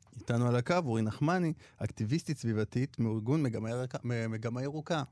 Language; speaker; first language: Hebrew; early bilingual, other home language; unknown